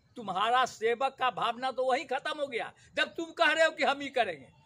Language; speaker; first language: Hindi; native; Hindi